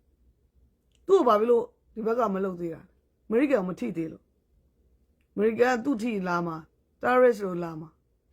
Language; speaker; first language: Burmese; native; Burmese